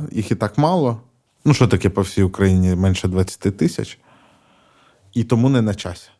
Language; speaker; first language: Ukrainian; native; Ukrainian